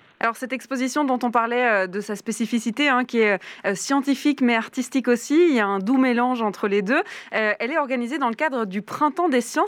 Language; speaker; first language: French; native; French